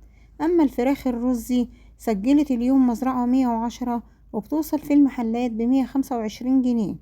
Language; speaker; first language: Arabic; native; Arabic